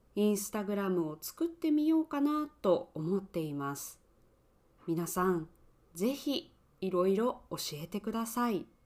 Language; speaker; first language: Japanese; native; Japanese